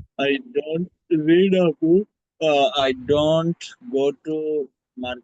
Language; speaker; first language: English; non-native, learner; Bangla